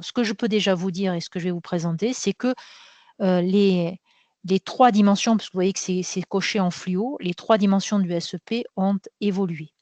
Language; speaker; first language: French; native; French